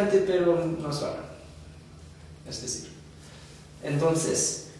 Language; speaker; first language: Spanish; non-native, learner; English